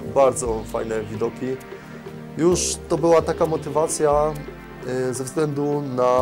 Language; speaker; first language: Polish; native; Polish